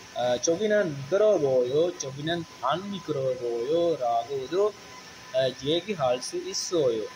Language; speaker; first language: Korean; non-native, learner; Sinhala